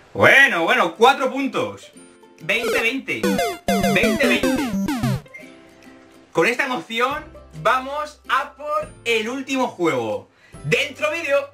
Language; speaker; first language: Spanish; native; Spanish